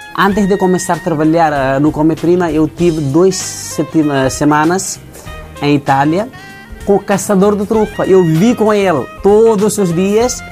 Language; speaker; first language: Portuguese; non-native, learner; Nepali